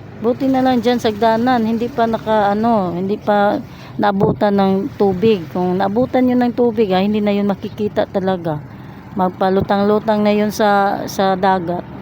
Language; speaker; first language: Filipino; non-native, local second language; Cebuano